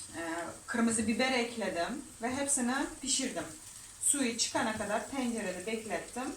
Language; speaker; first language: Turkish; non-native, fluent; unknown